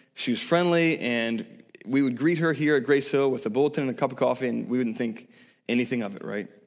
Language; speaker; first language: English; native; English